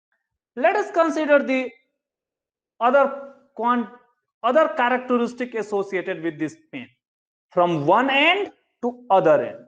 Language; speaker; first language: English; non-native, local second language; Hindi